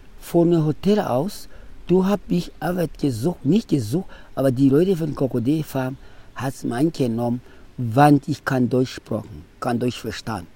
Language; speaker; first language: German; non-native, local second language; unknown